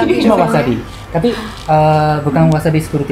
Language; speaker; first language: Indonesian; non-native, learner; Japanese